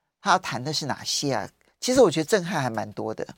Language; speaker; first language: Chinese; native; Chinese